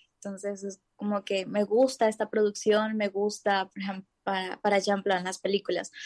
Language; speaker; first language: Catalan; non-native, learner; Spanish